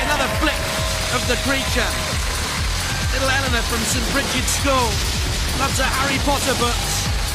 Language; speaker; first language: English; native; English